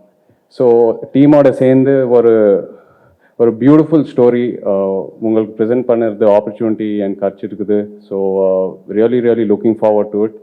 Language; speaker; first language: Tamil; non-native, local second language; Telugu